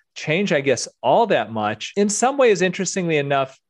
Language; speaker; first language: English; early bilingual, other home language; Korean